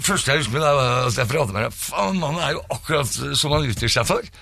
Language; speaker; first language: Norwegian; native; Norwegian